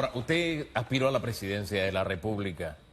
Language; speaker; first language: Spanish; native; Spanish